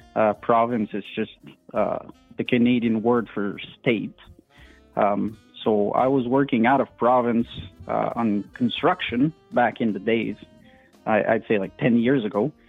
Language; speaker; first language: English; non-native, fluent; French